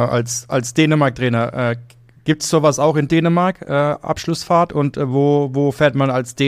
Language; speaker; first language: German; native; German